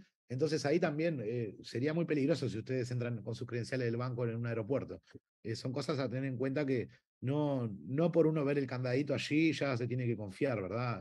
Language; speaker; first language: Spanish; native; Spanish